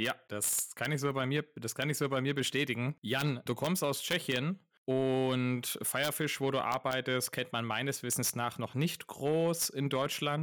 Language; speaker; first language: German; native; German